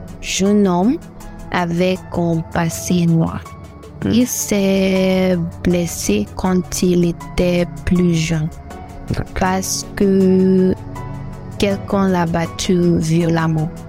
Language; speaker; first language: French; non-native, learner; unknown